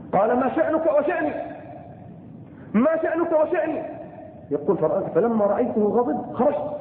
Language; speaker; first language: Arabic; native; Arabic